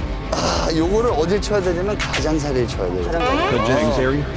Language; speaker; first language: Korean; early bilingual, heritage; Korean